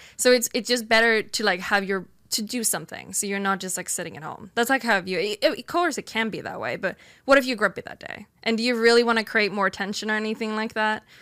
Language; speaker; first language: English; non-native, fluent; Swedish